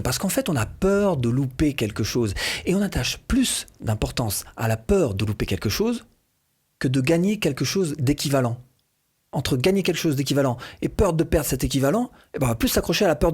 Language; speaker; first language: French; native; French